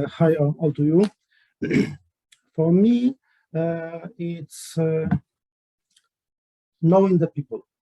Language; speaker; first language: English; non-native, learner; Polish